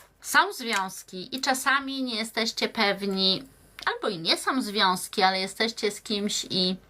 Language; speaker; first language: Polish; native; Polish